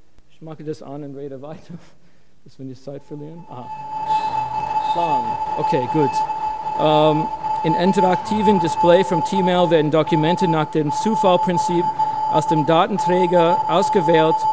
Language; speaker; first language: German; non-native, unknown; English